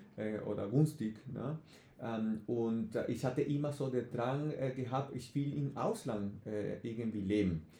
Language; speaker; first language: German; non-native, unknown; Spanish